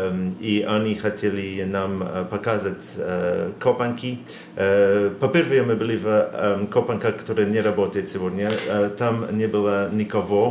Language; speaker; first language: Russian; non-native, learner; English